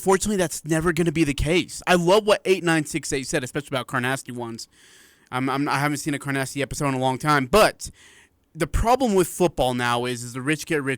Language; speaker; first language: English; native; English